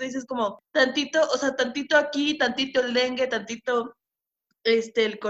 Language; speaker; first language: Spanish; native; Spanish